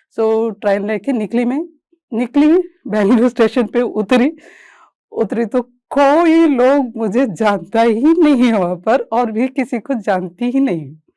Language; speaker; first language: Hindi; non-native, local second language; Kannada